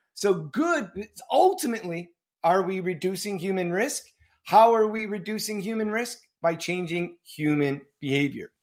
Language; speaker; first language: English; native; English